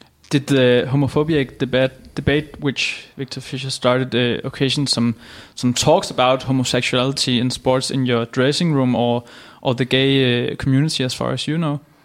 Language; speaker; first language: English; non-native, fluent; Danish